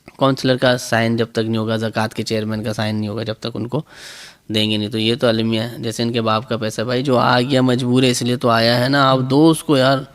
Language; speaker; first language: Urdu; native; Urdu